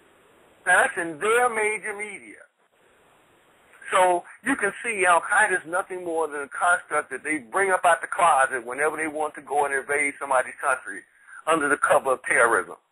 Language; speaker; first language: English; native; English